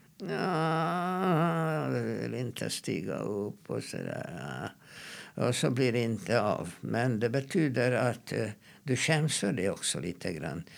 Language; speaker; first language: Swedish; non-native, fluent; Hungarian